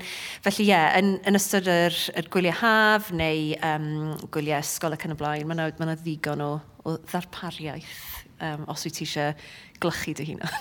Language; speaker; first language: Welsh; native; Welsh